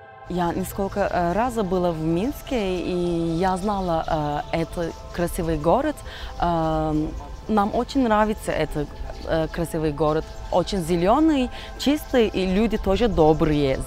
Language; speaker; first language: Russian; non-native, learner; Turkish